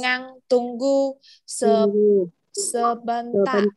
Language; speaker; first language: Indonesian; non-native, learner; Vietnamese